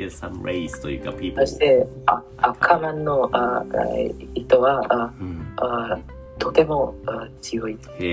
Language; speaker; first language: Japanese; non-native, learner; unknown